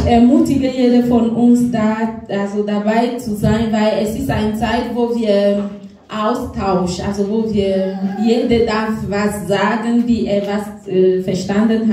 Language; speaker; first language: German; non-native, learner; French